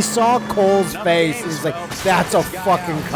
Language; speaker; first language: English; native; English